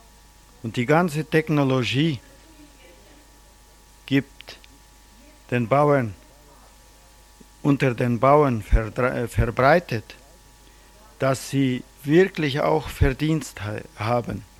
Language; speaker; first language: German; early bilingual, heritage; German